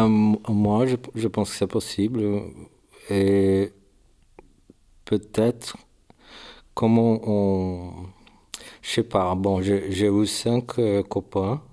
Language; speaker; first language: French; non-native, learner; Portuguese